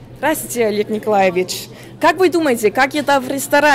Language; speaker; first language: Russian; non-native, learner; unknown